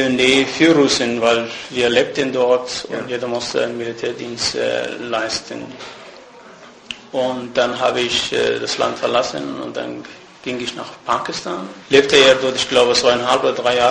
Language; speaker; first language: German; non-native, fluent; Persian